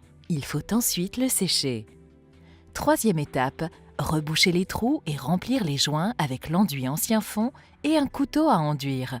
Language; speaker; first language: French; native; French